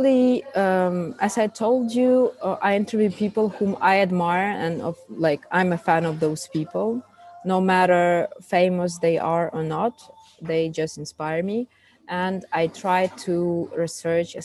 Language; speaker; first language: English; non-native, fluent; Russian